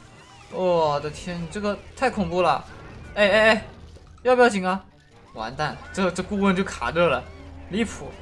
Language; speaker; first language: Chinese; native; Chinese